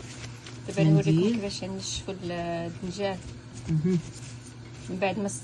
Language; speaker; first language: Arabic; native; Arabic